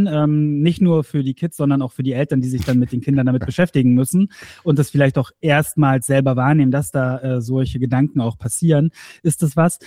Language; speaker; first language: German; native; German